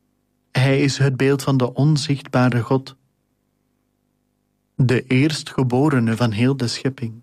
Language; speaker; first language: Dutch; native; Dutch